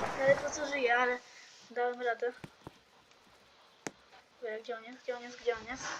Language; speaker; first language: Polish; native; Polish